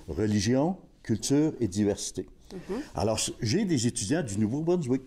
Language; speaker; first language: French; native; French